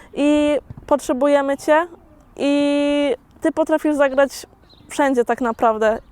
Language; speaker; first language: Polish; early bilingual, heritage; Polish